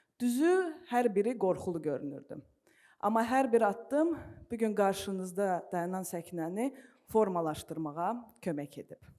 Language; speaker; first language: Azerbaijani; non-native, local second language; Russian